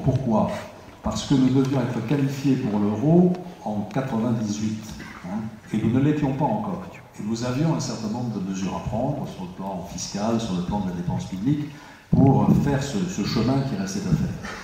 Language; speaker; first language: French; native; French